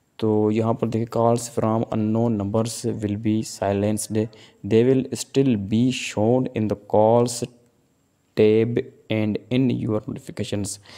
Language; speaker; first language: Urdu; non-native, local second language; Sindhi